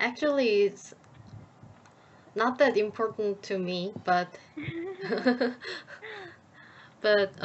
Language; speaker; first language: English; non-native, learner; Korean